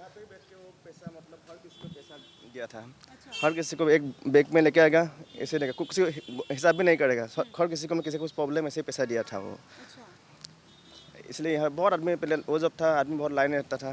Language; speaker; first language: Hindi; non-native, local second language; Assamese